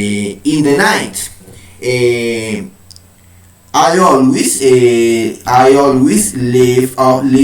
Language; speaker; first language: English; non-native, learner; Spanish